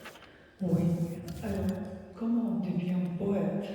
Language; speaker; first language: French; non-native, fluent; Arabic